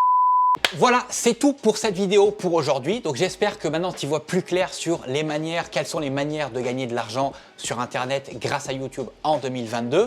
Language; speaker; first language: French; native; French